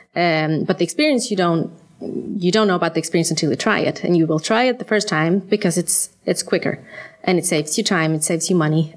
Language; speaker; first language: English; non-native, fluent; Swedish